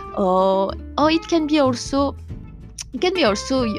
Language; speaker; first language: English; non-native, fluent; French